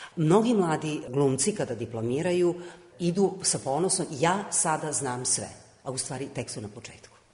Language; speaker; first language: Croatian; native; Croatian